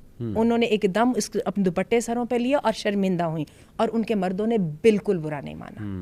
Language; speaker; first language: Urdu; native; Urdu